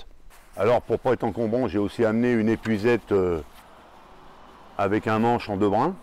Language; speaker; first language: French; native; French